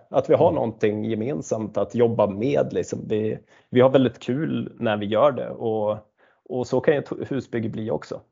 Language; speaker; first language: Swedish; native; Swedish